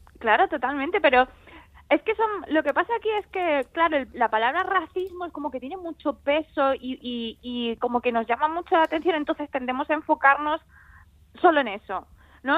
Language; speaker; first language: Spanish; early bilingual, other home language; Chinese